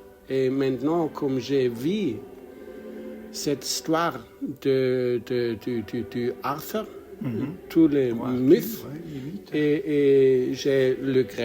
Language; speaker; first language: French; non-native, learner; English